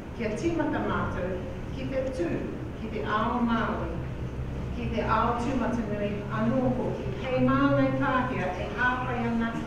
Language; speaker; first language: Māori; non-native, local second language; English